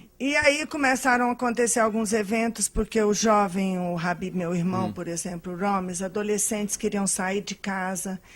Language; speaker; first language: Portuguese; early bilingual, other home language; Arabic